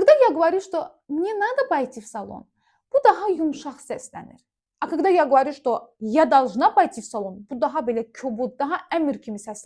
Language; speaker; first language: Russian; non-native, fluent; Azerbaijani